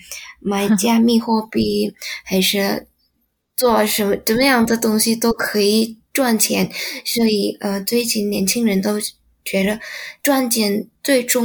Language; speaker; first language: Chinese; non-native, learner; Indonesian